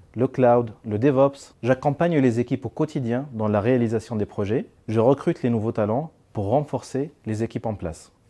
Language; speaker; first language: French; non-native, local second language; Arabic